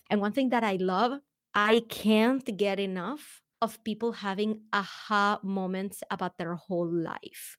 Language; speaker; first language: English; non-native, fluent; Spanish